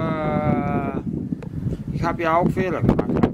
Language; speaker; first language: German; non-native, learner; Danish